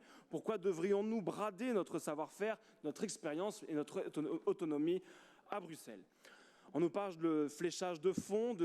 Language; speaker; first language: French; native; French